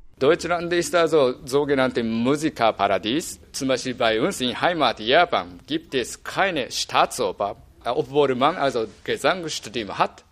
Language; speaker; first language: German; non-native, learner; Japanese